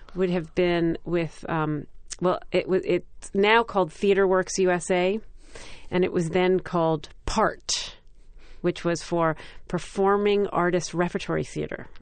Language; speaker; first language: English; native; English